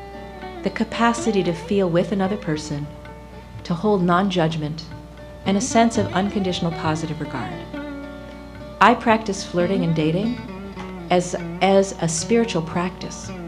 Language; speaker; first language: English; native; English